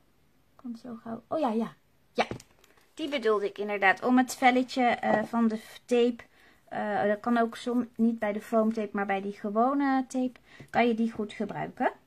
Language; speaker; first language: Dutch; native; Dutch